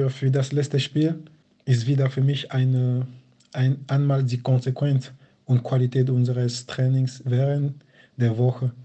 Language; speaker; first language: German; non-native, fluent; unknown